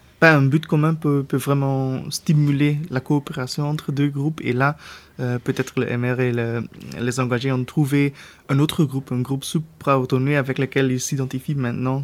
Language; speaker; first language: French; non-native, local second language; Dutch